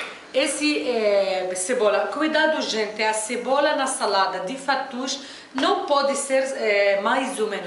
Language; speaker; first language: Portuguese; non-native, fluent; Arabic